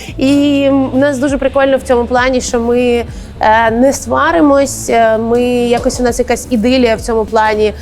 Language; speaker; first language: Ukrainian; native; Ukrainian